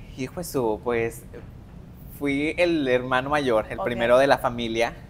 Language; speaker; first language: Spanish; native; Spanish